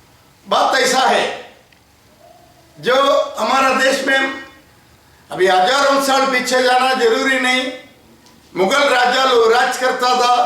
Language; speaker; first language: Hindi; non-native, local second language; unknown